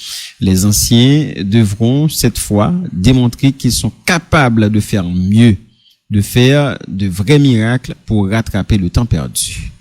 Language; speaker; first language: French; non-native, local second language; Haitian Creole